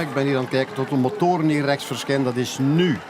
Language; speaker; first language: Dutch; native; Dutch